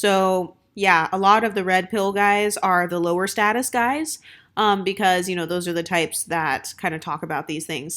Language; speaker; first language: English; native; English